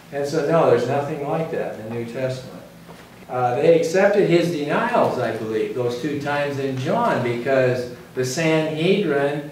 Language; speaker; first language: English; native; English